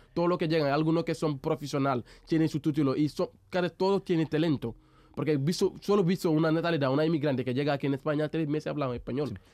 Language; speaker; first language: Spanish; non-native, learner; Wolof